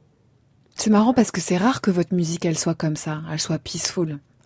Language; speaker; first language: French; native; French